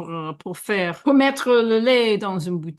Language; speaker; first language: French; non-native, fluent; English